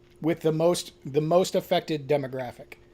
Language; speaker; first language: English; native; English